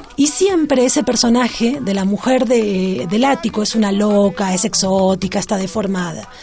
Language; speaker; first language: Spanish; native; Spanish